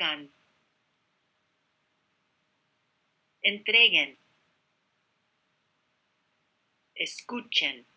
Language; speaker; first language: Spanish; non-native, fluent; English